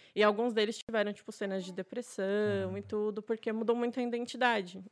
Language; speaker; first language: Portuguese; native; Portuguese